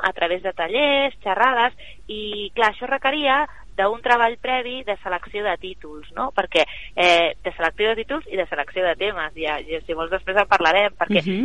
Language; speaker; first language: Catalan; native; Catalan